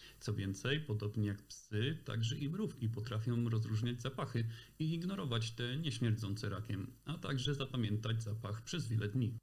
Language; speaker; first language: Polish; native; Polish